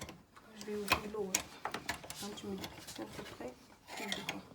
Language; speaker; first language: French; native; French